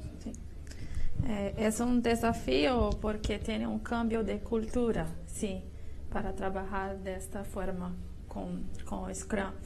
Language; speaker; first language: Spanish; non-native, learner; Portuguese